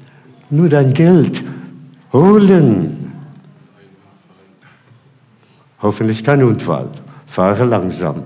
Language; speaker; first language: German; non-native, fluent; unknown